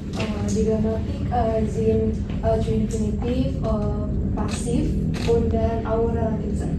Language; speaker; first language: German; non-native, learner; Indonesian